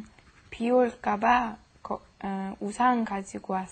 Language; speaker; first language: Korean; non-native, learner; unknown